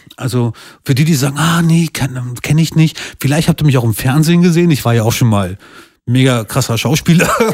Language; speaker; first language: German; early bilingual, other home language; Albanian